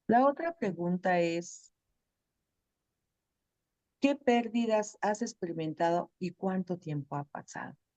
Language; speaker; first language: Spanish; native; Spanish